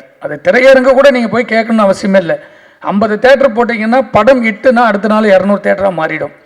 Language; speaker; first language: Tamil; native; Tamil